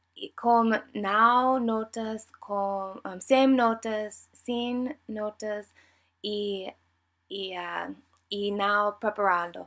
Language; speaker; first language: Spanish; non-native, learner; English